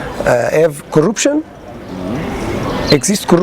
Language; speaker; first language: English; non-native, learner; Portuguese